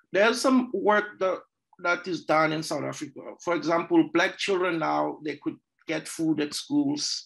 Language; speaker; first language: English; non-native, local second language; Zulu